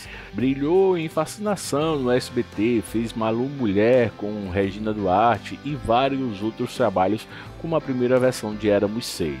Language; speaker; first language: Portuguese; native; Portuguese